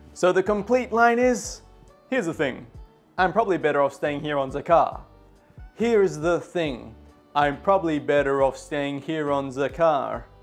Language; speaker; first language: English; native; English